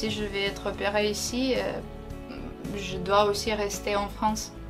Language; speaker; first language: French; non-native, learner; Ukrainian